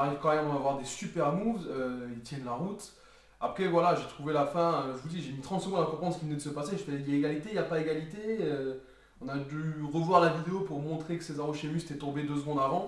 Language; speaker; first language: French; native; French